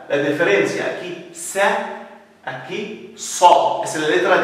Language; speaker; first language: Spanish; non-native, fluent; Arabic